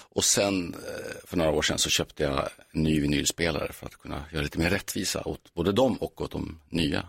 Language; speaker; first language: Swedish; native; Swedish